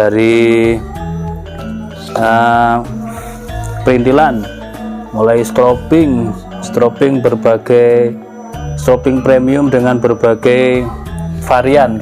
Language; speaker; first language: Indonesian; native; Indonesian